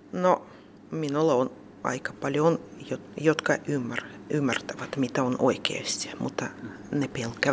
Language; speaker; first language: Finnish; non-native, learner; Russian